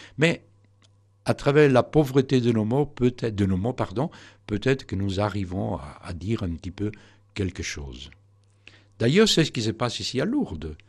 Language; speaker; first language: French; non-native, fluent; Spanish